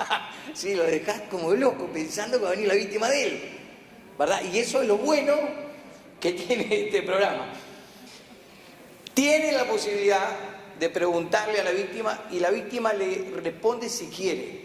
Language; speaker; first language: Spanish; native; Spanish